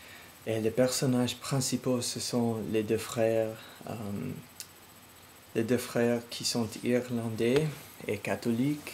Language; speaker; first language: French; non-native, learner; English